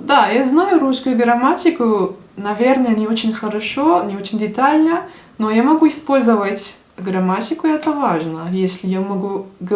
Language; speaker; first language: Russian; non-native, fluent; Turkish